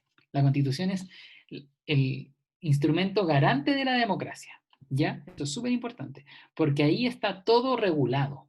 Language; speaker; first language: Spanish; native; Spanish